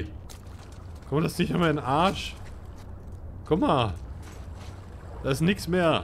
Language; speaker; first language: German; native; German